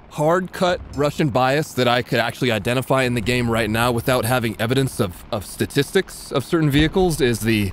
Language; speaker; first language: English; native; English